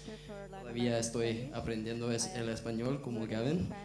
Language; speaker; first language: Spanish; non-native, learner; English